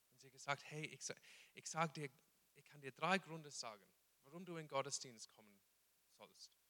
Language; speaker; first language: German; non-native, fluent; English